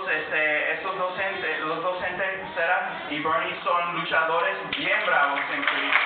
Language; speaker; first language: Spanish; early bilingual, heritage; Spanish